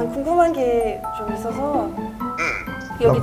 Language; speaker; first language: Korean; non-native, fluent; Russian